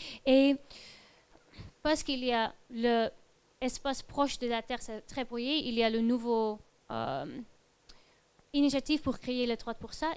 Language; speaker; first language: French; non-native, fluent; Dutch